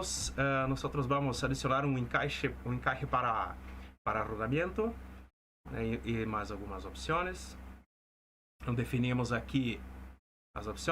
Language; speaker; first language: Spanish; non-native, fluent; Portuguese